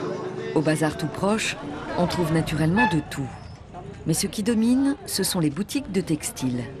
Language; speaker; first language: French; native; French